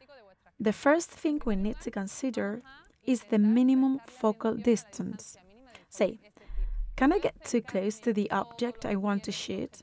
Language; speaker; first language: English; non-native, fluent; Spanish